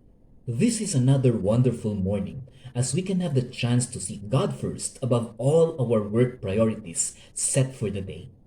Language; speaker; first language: English; non-native, local second language; Hiligaynon